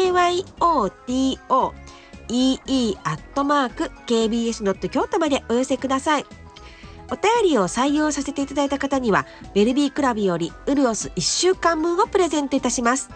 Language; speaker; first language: Japanese; native; Japanese